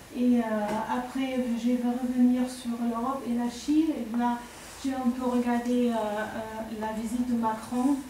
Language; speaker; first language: French; non-native, fluent; German